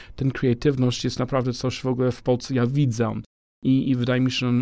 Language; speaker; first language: Polish; non-native, learner; English